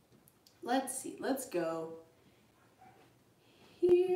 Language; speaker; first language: English; native; English